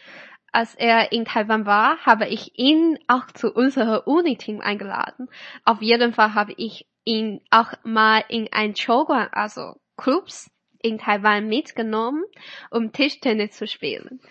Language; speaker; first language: German; non-native, fluent; Chinese